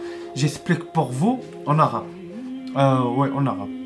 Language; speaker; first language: French; non-native, learner; Arabic